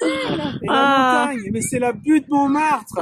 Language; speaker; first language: French; native; French